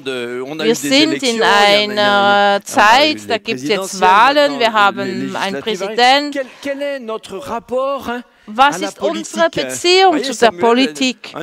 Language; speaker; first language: German; non-native, fluent; French